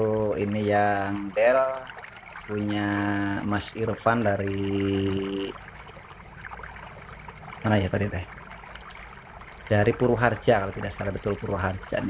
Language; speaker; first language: Indonesian; non-native, local second language; Sundanese